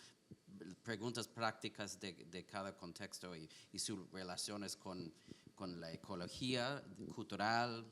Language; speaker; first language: Spanish; non-native, learner; English